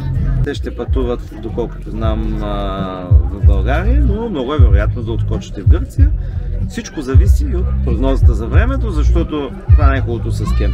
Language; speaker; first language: Bulgarian; native; Bulgarian